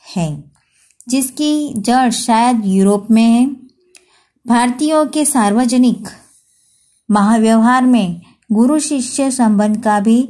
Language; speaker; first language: Hindi; non-native, local second language; Gujarati